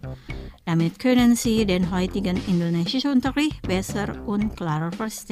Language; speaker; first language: German; non-native, fluent; Indonesian